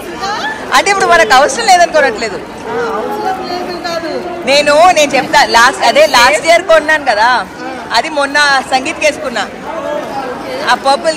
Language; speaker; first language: Telugu; native; Telugu